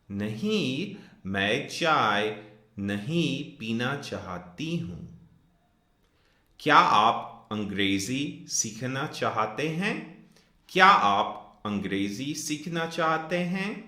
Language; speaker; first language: Hindi; non-native, fluent; English